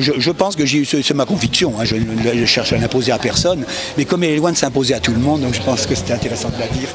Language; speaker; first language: French; native; French